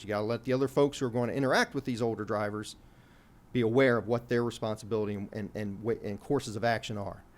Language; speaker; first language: English; native; English